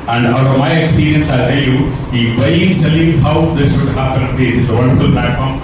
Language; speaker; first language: English; non-native, local second language; Telugu